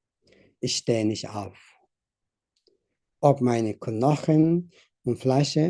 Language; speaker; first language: German; non-native, learner; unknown